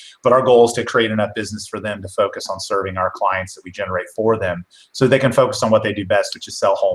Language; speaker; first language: English; native; English